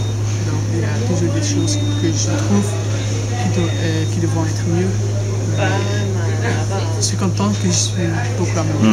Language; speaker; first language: French; non-native, local second language; Dutch